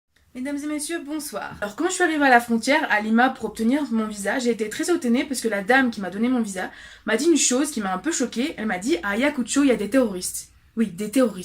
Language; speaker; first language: French; native; French